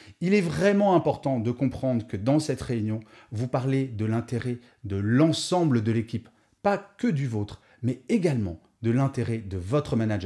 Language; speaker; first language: French; native; French